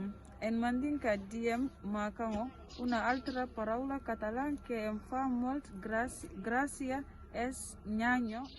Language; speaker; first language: Catalan; non-native, learner; Mandingo